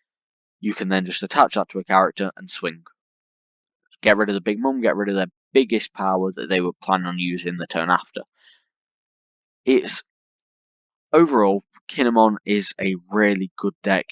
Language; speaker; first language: English; native; English